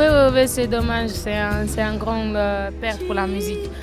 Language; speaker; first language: French; non-native, fluent; Kabuverdianu